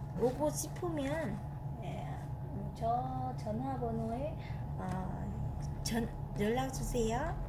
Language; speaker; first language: Korean; non-native, fluent; Vietnamese